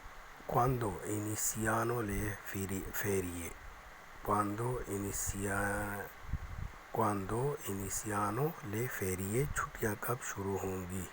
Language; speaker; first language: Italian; non-native, learner; Urdu